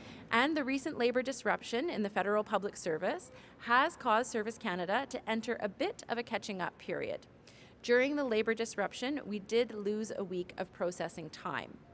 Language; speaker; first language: English; native; English